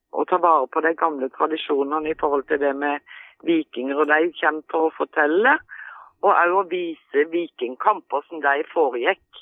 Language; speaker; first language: Norwegian; native; Norwegian